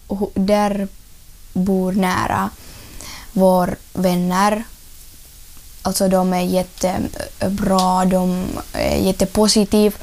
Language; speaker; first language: Swedish; non-native, learner; Russian